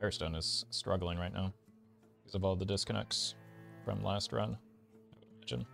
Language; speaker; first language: English; native; English